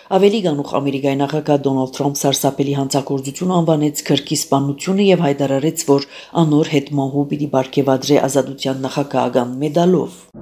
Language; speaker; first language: Armenian; early bilingual, heritage; Armenian